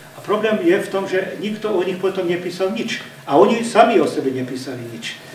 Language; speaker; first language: Slovak; early bilingual, heritage; Slovak